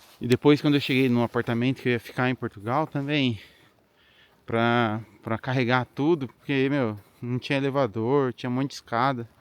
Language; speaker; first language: Portuguese; native; Portuguese